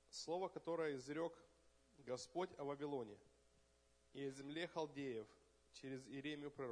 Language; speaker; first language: Russian; native; Russian